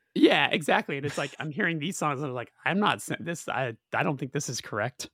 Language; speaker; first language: English; native; English